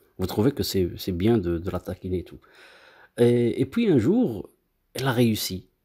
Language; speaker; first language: French; non-native, local second language; Arabic